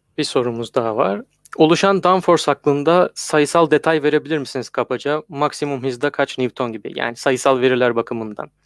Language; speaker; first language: Turkish; native; Turkish